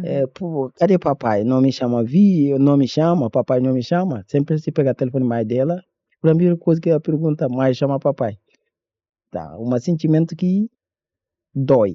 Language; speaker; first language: Portuguese; non-native, learner; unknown